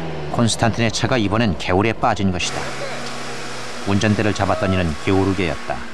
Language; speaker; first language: Korean; native; Korean